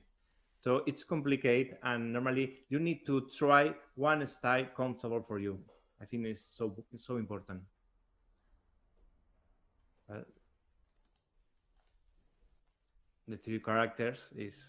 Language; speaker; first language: English; non-native, learner; Spanish